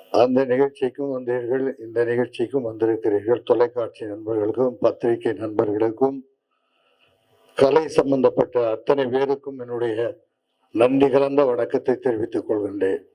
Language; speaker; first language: Tamil; native; Tamil